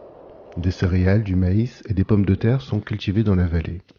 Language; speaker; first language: French; native; French